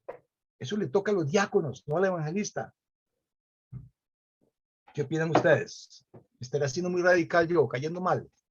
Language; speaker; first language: Spanish; native; Spanish